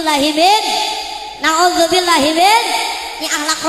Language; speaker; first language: Indonesian; native; Indonesian